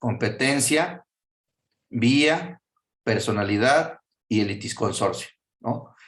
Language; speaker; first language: Spanish; native; Spanish